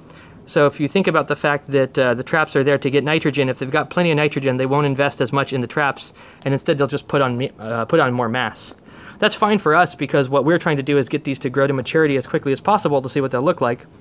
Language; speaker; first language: English; native; English